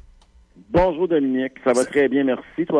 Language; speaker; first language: French; native; French